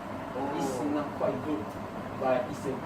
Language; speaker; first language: English; non-native, learner; Malay